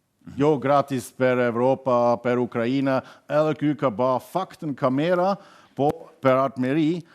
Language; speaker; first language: Albanian; non-native, learner; German